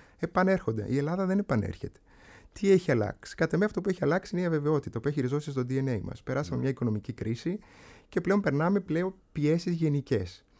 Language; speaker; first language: Greek; native; Greek